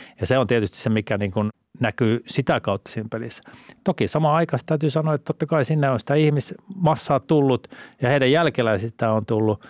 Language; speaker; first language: Finnish; native; Finnish